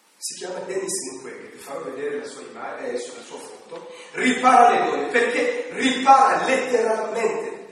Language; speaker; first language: Italian; non-native, fluent; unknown